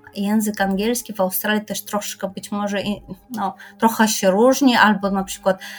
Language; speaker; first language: Polish; non-native, fluent; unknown